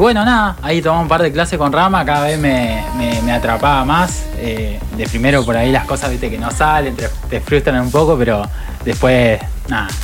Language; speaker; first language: Spanish; native; Spanish